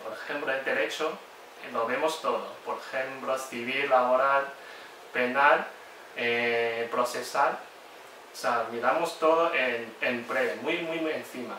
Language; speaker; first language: Spanish; non-native, fluent; Chinese